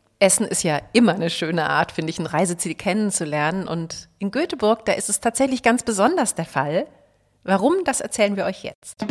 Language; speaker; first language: German; native; German